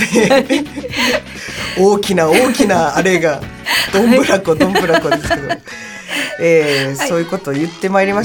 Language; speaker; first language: Japanese; native; Japanese